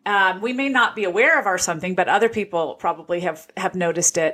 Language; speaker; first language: English; native; English